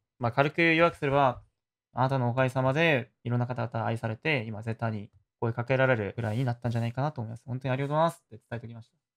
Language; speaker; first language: Japanese; non-native, fluent; Korean